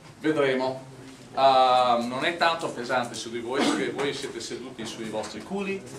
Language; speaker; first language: Italian; non-native, fluent; English